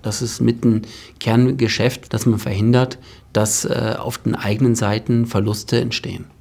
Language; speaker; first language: German; native; German